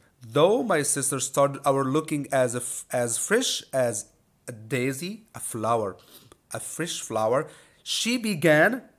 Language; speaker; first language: English; non-native, fluent; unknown